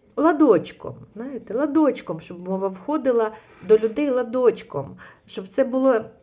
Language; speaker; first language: Ukrainian; non-native, local second language; Russian